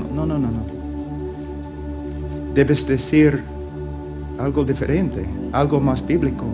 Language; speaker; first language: Spanish; non-native, fluent; English